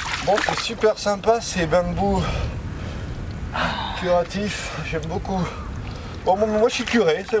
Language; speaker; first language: French; native; French